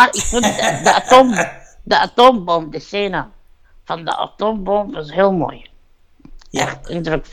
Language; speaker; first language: Dutch; non-native, learner; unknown